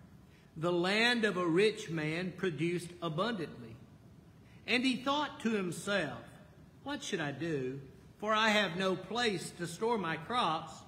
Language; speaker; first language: English; native; English